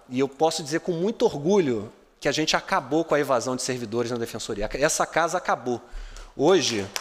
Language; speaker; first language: Portuguese; native; Portuguese